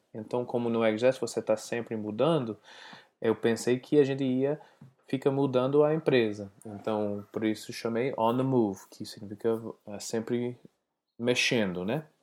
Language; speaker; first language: Portuguese; non-native, learner; English